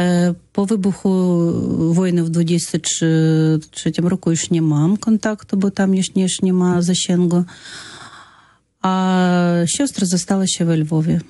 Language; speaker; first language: Polish; non-native, learner; Russian